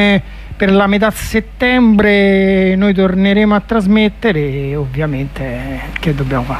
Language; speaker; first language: Italian; native; Italian